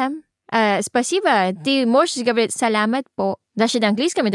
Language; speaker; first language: Russian; non-native, learner; Filipino